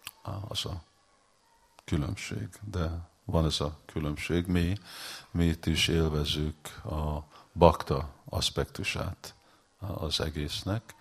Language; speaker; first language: Hungarian; early bilingual, heritage; Hungarian